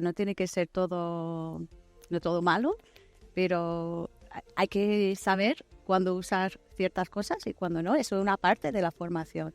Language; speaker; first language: Spanish; non-native, fluent; English